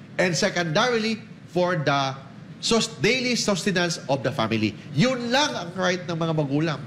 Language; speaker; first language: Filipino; native; Filipino